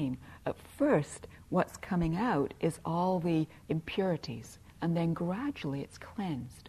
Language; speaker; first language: English; native; English